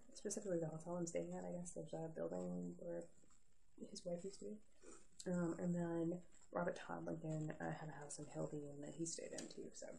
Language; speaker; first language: English; native; English